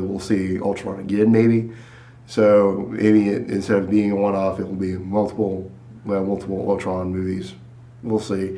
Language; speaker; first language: English; native; English